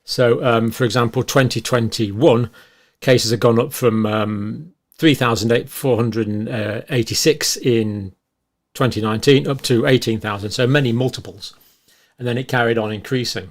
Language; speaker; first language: English; native; English